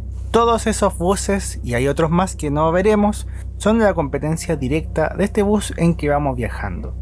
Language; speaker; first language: Spanish; native; Spanish